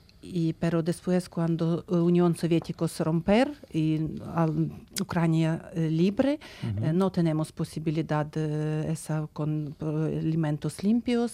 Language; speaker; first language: Spanish; non-native, learner; Ukrainian